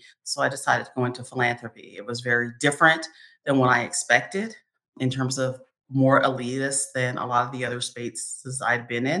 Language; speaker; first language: English; native; English